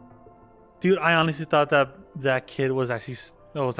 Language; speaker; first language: English; native; English